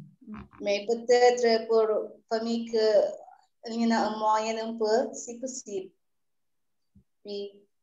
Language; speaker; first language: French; non-native, learner; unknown